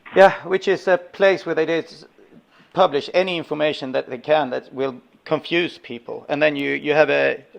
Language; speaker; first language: English; non-native, fluent; Swedish